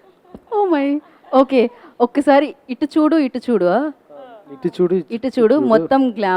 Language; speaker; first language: Telugu; native; Telugu